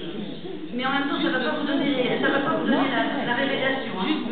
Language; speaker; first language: French; native; French